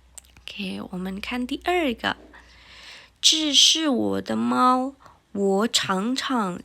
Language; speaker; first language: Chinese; non-native, fluent; Indonesian